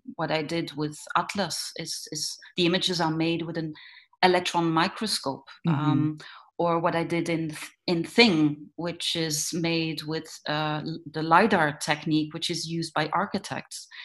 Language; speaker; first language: English; non-native, fluent; Dutch